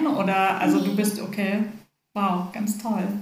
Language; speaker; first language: German; native; German